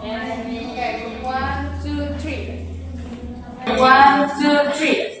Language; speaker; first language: English; non-native, learner; Indonesian